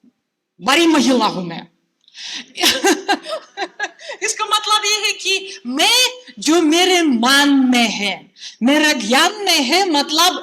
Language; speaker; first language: Hindi; non-native, fluent; Russian